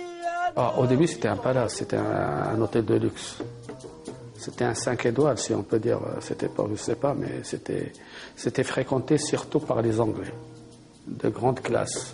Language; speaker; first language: French; non-native, local second language; Arabic